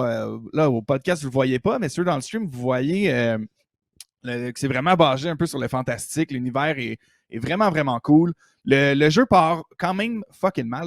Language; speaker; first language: French; native; French